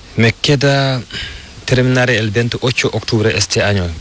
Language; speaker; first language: Spanish; non-native, learner; Fula